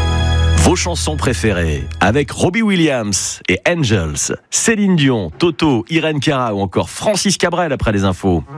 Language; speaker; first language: French; native; French